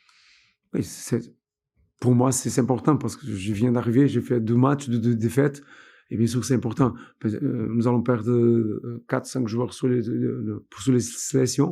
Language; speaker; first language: French; non-native, fluent; Portuguese